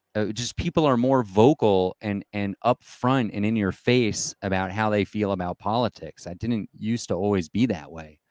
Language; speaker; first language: English; native; English